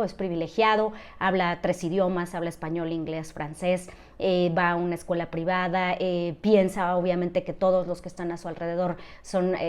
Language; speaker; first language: Spanish; native; Spanish